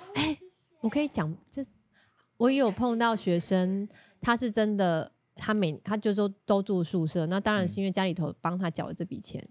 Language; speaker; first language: Chinese; native; Chinese